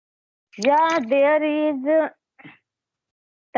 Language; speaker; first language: English; non-native, learner; Hindi